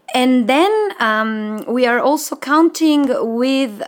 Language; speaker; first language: English; non-native, fluent; Spanish